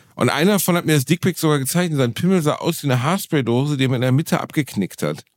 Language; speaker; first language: German; native; German